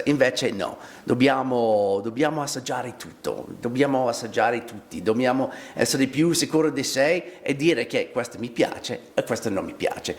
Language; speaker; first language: Italian; non-native, fluent; English